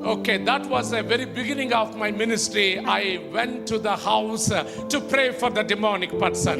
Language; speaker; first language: English; non-native, local second language; Telugu